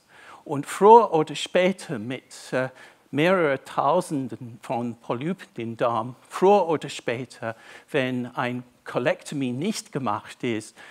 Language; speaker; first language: German; non-native, fluent; English